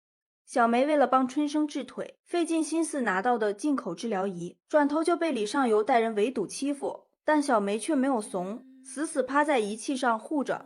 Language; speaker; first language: Chinese; native; Chinese